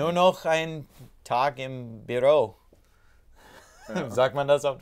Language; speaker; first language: German; non-native, learner; English